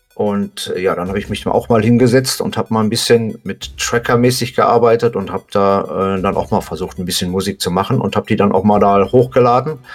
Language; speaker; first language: German; native; German